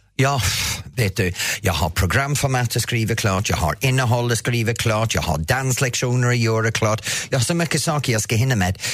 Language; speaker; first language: Swedish; non-native, fluent; English